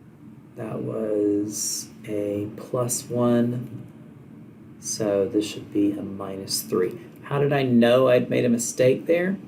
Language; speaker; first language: English; native; English